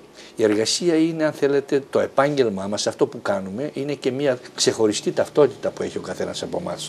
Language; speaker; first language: Greek; native; Greek